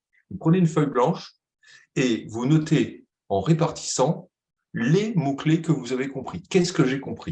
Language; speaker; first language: French; native; French